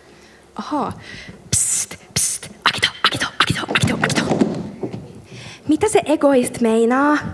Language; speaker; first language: Finnish; native; Finnish